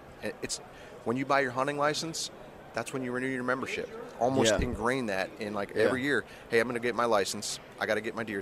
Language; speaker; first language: English; native; English